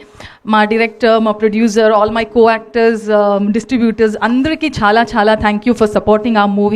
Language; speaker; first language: Telugu; non-native, fluent; Kannada